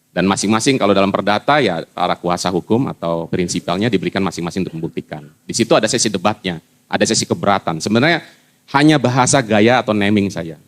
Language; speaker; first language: Indonesian; native; Indonesian